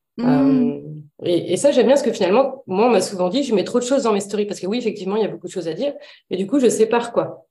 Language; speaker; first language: French; native; French